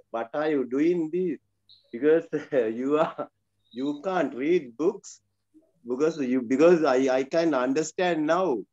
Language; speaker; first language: English; non-native, learner; Sinhala